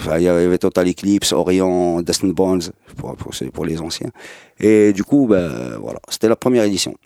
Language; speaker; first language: French; non-native, local second language; Arabic